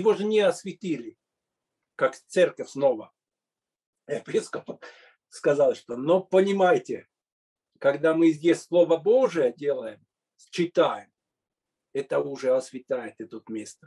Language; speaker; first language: Russian; non-native, fluent; Finnish